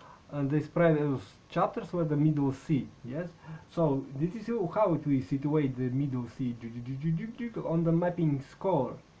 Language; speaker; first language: English; non-native, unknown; Russian